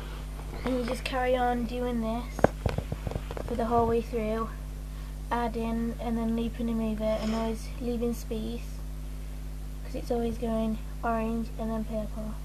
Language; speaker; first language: English; native; English